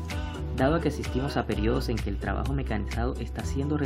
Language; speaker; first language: Spanish; native; Spanish